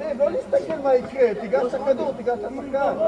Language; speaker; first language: Hebrew; native; Hebrew